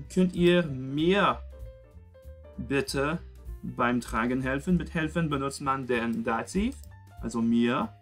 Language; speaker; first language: German; non-native, fluent; French